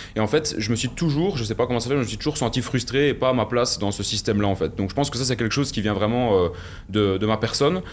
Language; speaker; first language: French; native; French